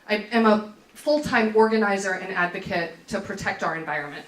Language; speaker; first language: English; native; English